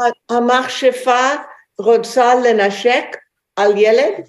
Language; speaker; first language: Hebrew; non-native, learner; English